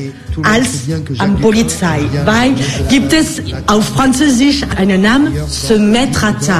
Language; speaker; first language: German; non-native, fluent; French